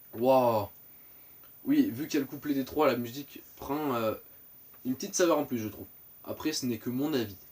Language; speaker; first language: French; native; French